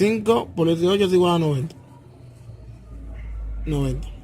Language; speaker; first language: Spanish; native; Spanish